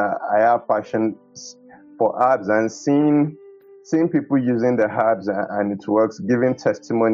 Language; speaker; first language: English; non-native, local second language; Yoruba